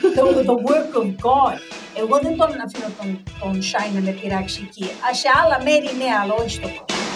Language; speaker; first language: Greek; early bilingual, heritage; Greek